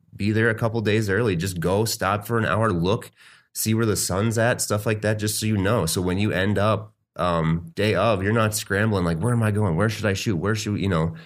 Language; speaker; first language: English; native; English